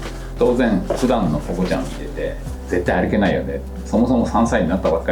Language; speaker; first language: Japanese; native; Japanese